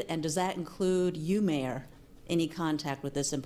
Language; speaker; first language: English; native; English